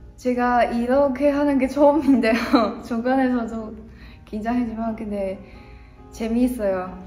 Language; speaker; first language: Korean; non-native, fluent; Chinese